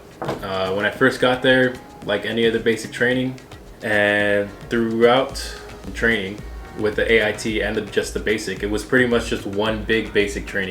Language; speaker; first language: English; native; English